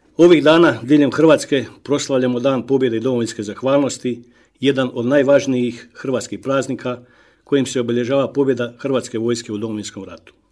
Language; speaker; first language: Croatian; native; Croatian